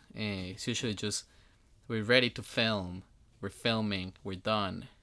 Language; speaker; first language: English; non-native, fluent; Spanish